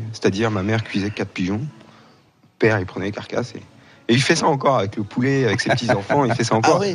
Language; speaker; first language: French; native; French